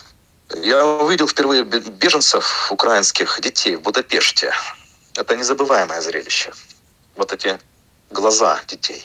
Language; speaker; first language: Russian; native; Russian